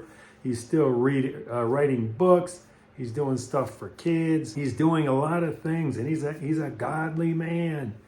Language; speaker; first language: English; native; English